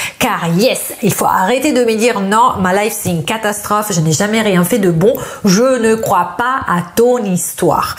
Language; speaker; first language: French; non-native, fluent; Italian